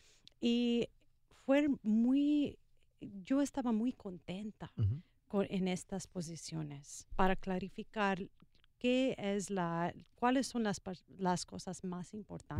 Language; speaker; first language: Spanish; non-native, learner; English